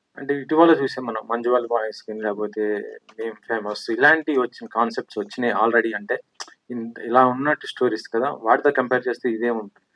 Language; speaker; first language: Telugu; native; Telugu